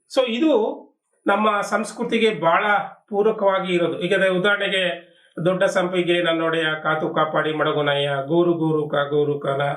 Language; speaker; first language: Kannada; non-native, local second language; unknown